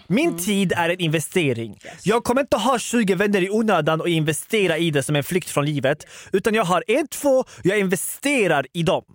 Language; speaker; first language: Swedish; early bilingual, other home language; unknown